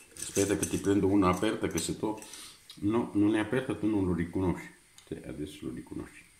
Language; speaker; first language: Italian; non-native, fluent; Romanian